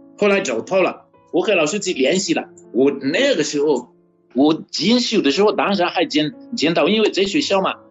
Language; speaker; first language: Chinese; non-native, fluent; Malagasy